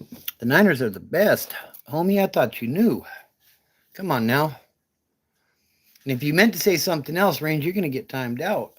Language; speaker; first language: English; native; English